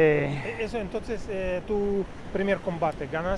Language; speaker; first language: Spanish; non-native, fluent; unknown